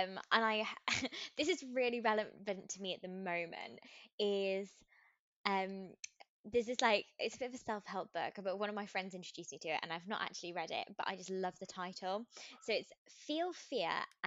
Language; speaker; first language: English; native; English